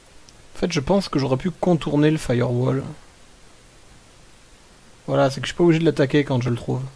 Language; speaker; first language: French; native; French